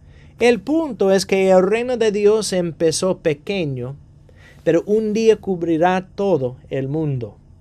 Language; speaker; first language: Spanish; non-native, fluent; English